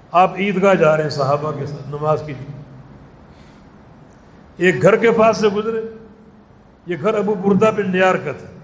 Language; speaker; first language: Urdu; native; Urdu